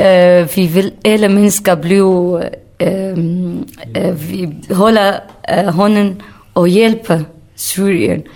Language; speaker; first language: Danish; non-native, learner; Kurdish